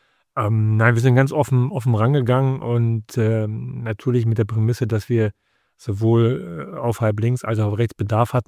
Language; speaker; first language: German; native; German